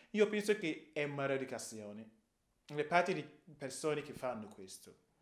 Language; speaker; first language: Italian; non-native, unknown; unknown